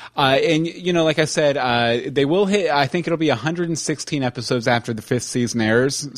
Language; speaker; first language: English; native; English